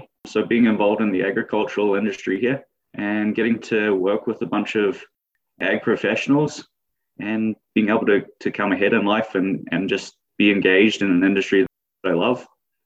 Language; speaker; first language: English; native; English